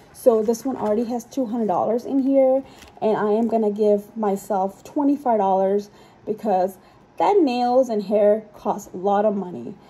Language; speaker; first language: English; non-native, local second language; Urdu